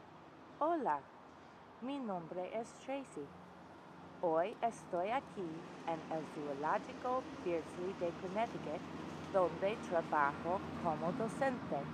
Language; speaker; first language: Spanish; non-native, learner; English